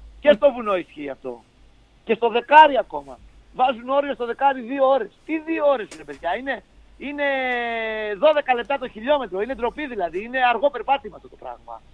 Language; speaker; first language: Greek; native; Greek